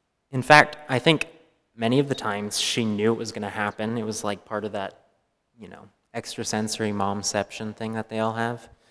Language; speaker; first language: English; native; English